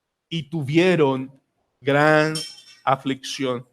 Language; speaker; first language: Spanish; native; Spanish